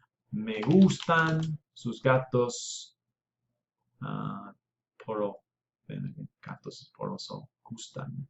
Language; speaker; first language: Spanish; non-native, fluent; English